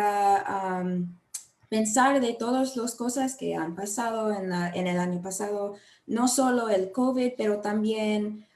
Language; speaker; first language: Spanish; non-native, learner; English